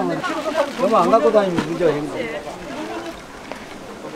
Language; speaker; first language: Korean; native; Korean